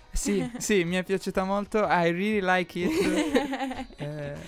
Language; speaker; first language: Italian; native; Italian